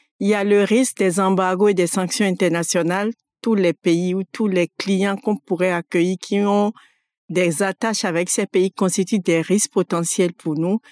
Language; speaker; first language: French; non-native, local second language; Fon